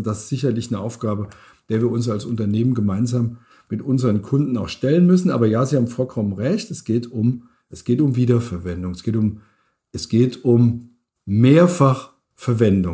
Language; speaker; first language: German; native; German